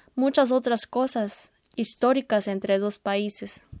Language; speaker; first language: Spanish; non-native, fluent; Korean